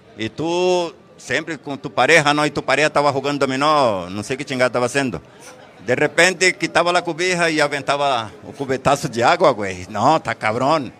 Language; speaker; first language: Spanish; non-native, fluent; Portuguese